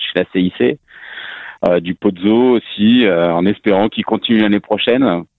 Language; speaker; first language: French; native; French